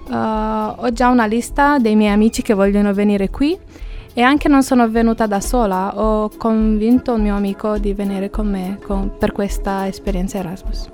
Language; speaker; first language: Italian; non-native, fluent; Romanian